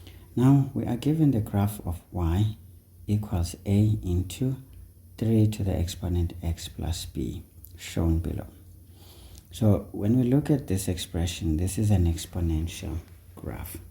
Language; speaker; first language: English; non-native, local second language; Xhosa